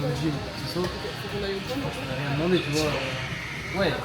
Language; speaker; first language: French; native; French